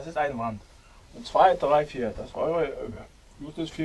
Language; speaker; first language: German; non-native, learner; Mongolian